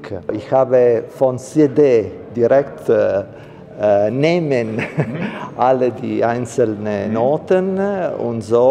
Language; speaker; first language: German; non-native, learner; Italian